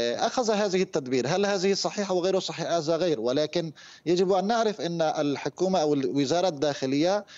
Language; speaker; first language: Arabic; non-native, fluent; Turkish